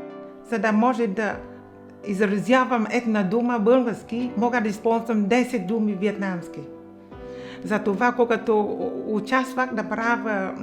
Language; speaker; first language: Bulgarian; non-native, fluent; Vietnamese